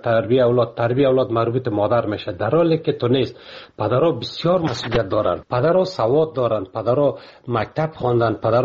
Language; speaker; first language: Persian; native; Persian